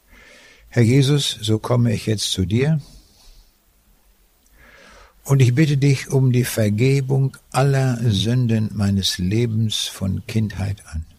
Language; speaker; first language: German; native; German